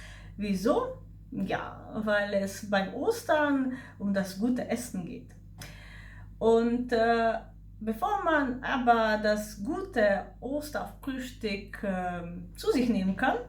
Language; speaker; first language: German; non-native, fluent; Slovenian